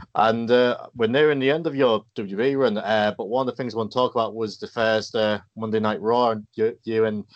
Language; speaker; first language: English; native; English